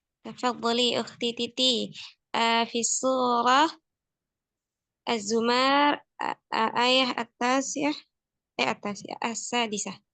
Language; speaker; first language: Arabic; non-native, fluent; Indonesian